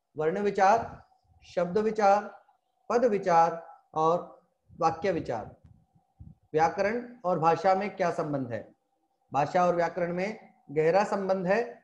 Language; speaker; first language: Hindi; native; Hindi